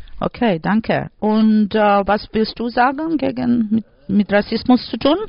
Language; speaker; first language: German; non-native, learner; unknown